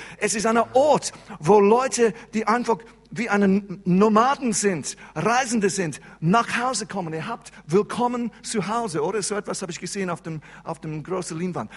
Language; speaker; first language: German; non-native, fluent; English